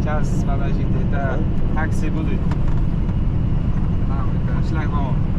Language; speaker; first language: Russian; non-native, local second language; Kazakh